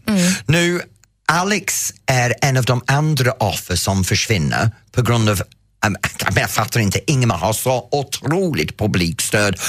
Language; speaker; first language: Swedish; non-native, fluent; English